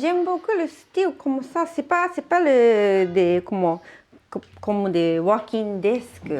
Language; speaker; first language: French; non-native, learner; Japanese